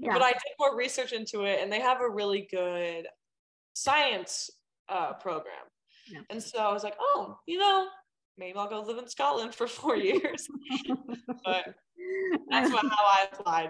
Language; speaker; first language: English; native; English